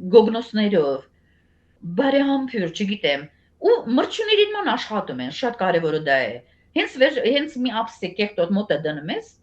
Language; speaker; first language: Armenian; native; Armenian